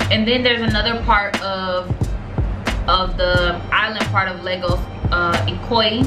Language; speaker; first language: English; native; English